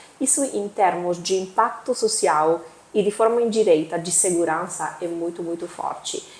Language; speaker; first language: Portuguese; non-native, fluent; Italian